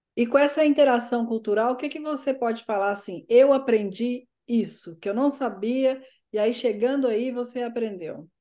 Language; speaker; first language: Portuguese; native; Portuguese